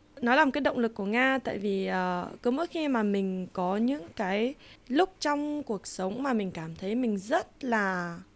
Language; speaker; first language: Vietnamese; early bilingual, heritage; Vietnamese